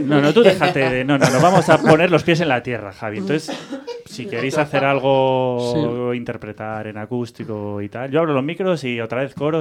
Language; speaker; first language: Spanish; native; Spanish